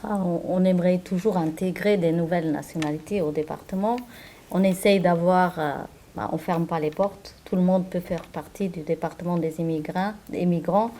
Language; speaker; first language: French; non-native, fluent; Portuguese